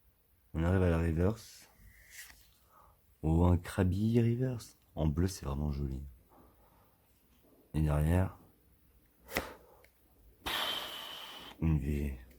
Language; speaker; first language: French; native; French